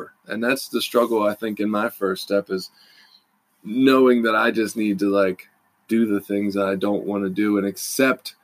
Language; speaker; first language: English; native; English